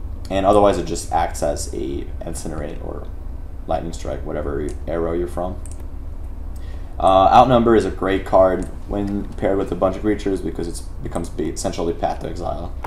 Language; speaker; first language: English; non-native, local second language; French